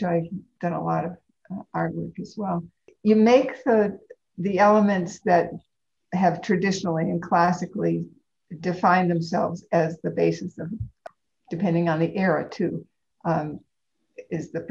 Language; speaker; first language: English; native; English